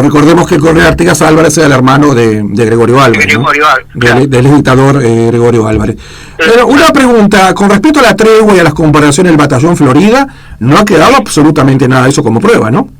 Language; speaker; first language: Spanish; native; Spanish